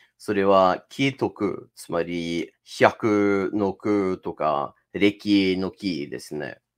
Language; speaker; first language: Japanese; non-native, fluent; English